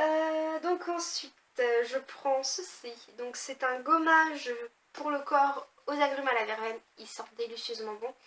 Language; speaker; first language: French; native; French